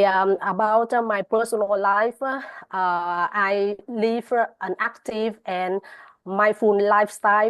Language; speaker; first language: English; non-native, fluent; Vietnamese